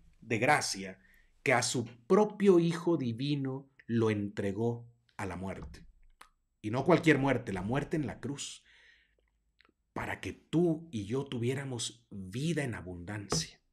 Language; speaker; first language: Spanish; native; Spanish